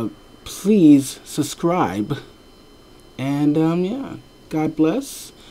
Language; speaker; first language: English; native; English